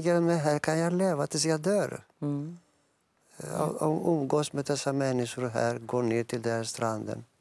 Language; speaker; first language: Swedish; non-native, fluent; Greek